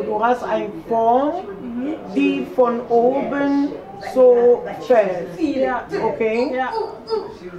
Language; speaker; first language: German; non-native, fluent; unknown